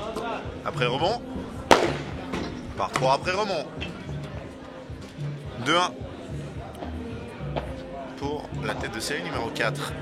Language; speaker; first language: French; native; French